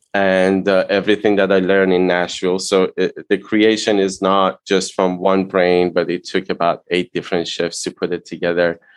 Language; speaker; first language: English; non-native, fluent; Persian